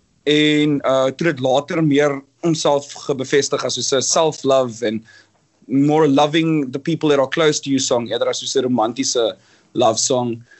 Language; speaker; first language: English; non-native, local second language; Afrikaans